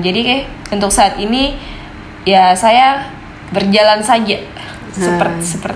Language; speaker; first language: Indonesian; native; Indonesian